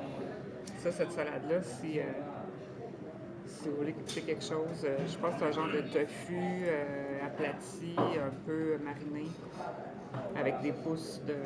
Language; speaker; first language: French; native; French